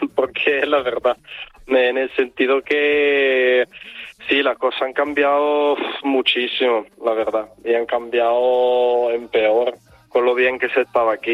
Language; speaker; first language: Spanish; non-native, fluent; Italian